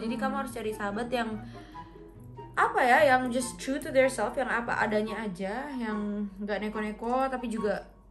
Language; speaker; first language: Indonesian; early bilingual, heritage; Indonesian